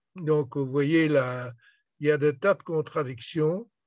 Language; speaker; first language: French; native; French